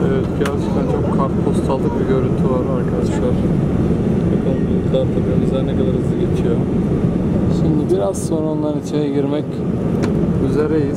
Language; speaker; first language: Turkish; native; Turkish